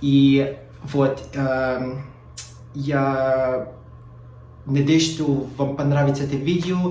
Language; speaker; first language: Russian; non-native, fluent; English